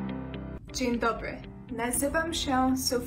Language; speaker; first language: Polish; early bilingual, heritage; Polish